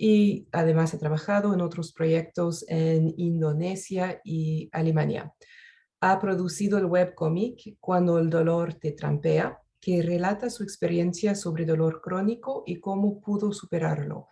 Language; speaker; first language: Spanish; non-native, fluent; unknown